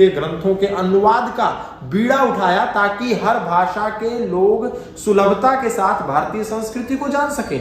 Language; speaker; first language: Hindi; native; Hindi